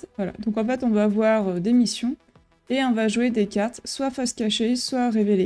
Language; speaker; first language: French; native; French